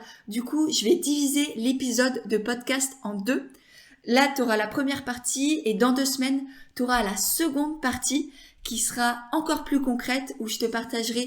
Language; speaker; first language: French; native; French